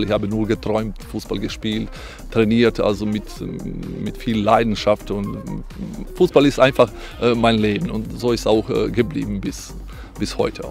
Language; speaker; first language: German; non-native, fluent; Croatian